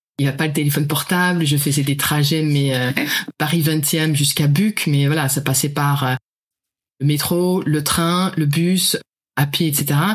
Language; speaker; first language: French; non-native, fluent; Dutch